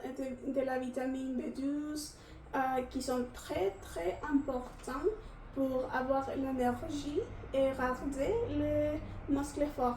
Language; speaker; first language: French; non-native, learner; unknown